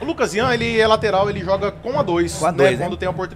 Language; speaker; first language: Portuguese; native; Portuguese